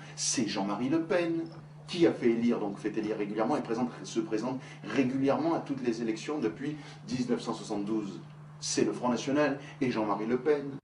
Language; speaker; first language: French; native; French